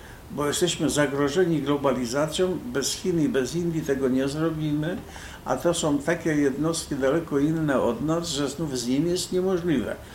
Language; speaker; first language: Polish; native; Polish